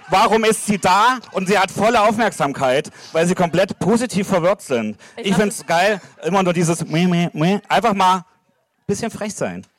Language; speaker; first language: German; native; German